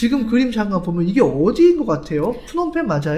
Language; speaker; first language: Korean; native; Korean